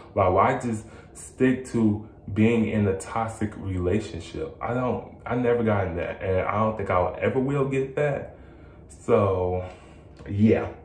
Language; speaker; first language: English; native; English